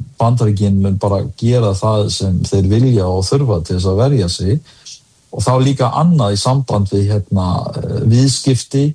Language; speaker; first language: Icelandic; early bilingual, other home language; Danish